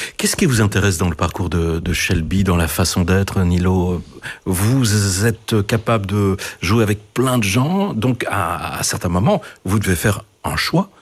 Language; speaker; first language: French; native; French